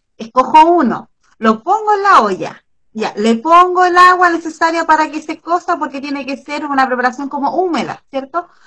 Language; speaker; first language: Spanish; native; Spanish